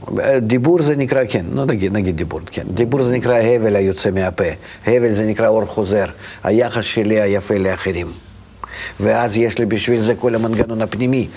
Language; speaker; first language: Hebrew; non-native, fluent; Russian